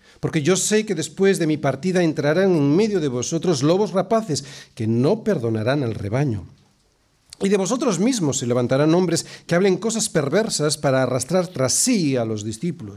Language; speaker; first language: Spanish; native; Spanish